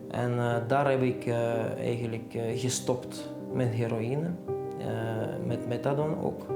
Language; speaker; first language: Dutch; non-native, fluent; Russian